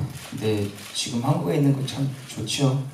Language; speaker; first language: Korean; early bilingual, heritage; English